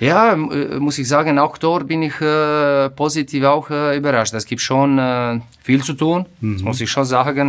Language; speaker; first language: German; non-native, fluent; Croatian